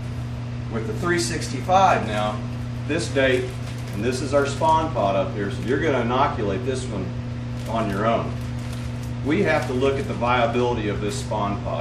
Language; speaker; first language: English; native; English